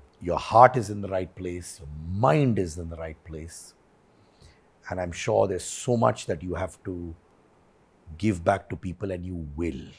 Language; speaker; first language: English; non-native, local second language; Hindi